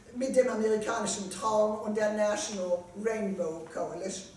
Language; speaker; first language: German; non-native, fluent; French